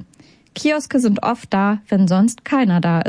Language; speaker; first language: German; native; German